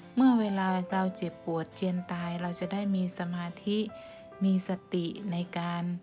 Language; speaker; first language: Thai; native; Thai